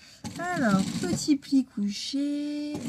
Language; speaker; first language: French; native; French